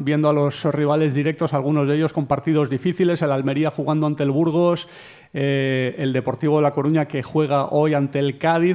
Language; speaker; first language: Spanish; native; Spanish